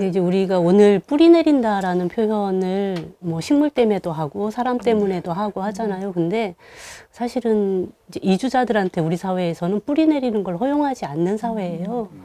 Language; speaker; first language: Korean; native; Korean